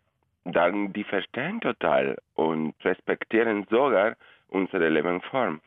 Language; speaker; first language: German; non-native, fluent; Spanish